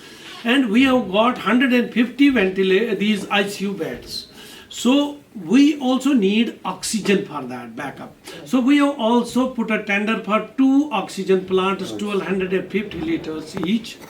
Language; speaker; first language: English; non-native, local second language; Kashmiri